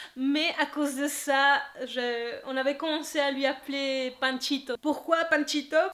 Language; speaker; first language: French; non-native, fluent; Spanish